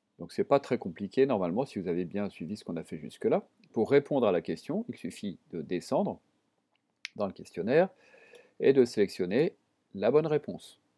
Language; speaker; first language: French; native; French